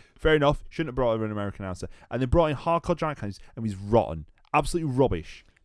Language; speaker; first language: English; native; English